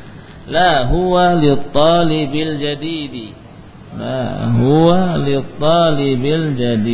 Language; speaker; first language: Arabic; non-native, fluent; Indonesian